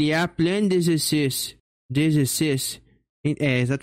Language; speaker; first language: French; non-native, learner; Portuguese